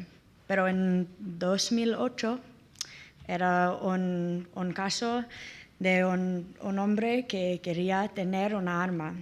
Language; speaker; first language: Spanish; non-native, learner; English